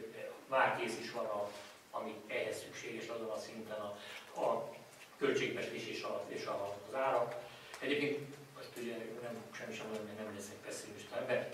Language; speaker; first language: Hungarian; native; Hungarian